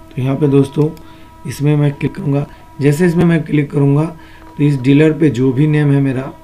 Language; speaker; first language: Hindi; non-native, local second language; Bangla